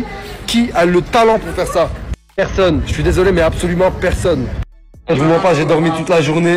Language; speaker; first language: French; native; French